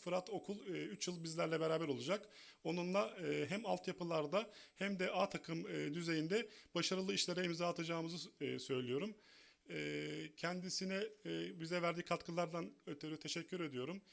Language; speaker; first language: Turkish; native; Turkish